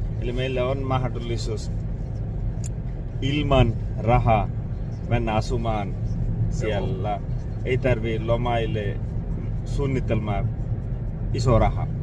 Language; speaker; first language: Finnish; non-native, learner; Bangla